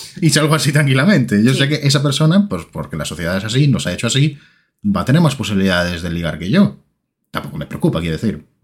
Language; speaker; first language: Spanish; native; Spanish